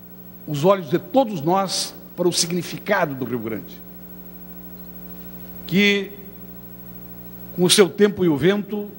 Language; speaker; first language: Portuguese; native; Portuguese